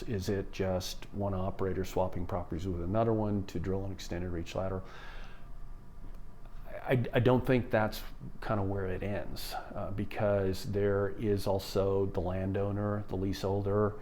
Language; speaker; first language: English; native; English